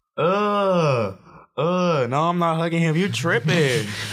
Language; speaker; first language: English; native; English